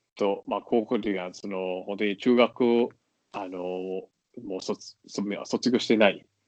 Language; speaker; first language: Japanese; non-native, fluent; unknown